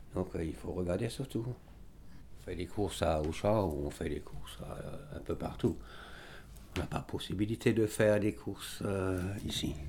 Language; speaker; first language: French; native; French